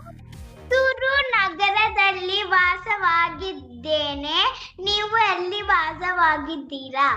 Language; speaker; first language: Kannada; non-native, learner; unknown